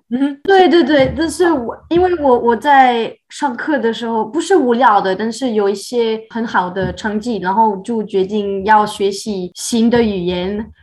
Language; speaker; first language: Chinese; non-native, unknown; French